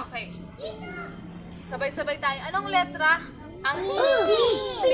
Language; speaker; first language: Filipino; native; Filipino